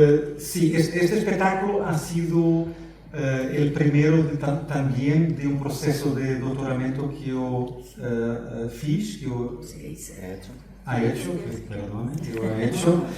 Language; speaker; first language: Spanish; non-native, fluent; Portuguese